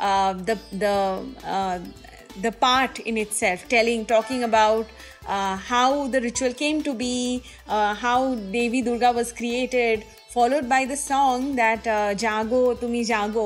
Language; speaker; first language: English; non-native, local second language; Bangla